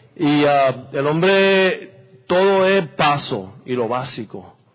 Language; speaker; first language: Spanish; early bilingual, heritage; Spanish